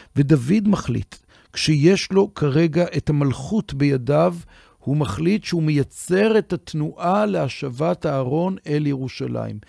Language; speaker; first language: Hebrew; native; Hebrew